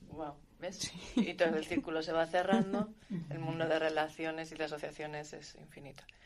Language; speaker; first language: Spanish; native; Spanish